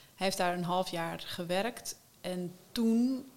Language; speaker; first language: Dutch; native; Dutch